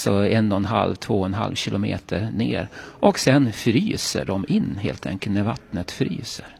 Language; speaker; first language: Swedish; native; Swedish